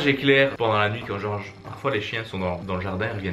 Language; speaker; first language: French; native; French